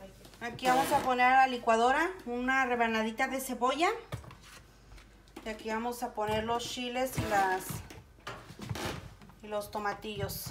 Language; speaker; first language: Spanish; native; Spanish